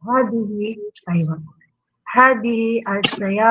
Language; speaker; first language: Arabic; non-native, learner; Filipino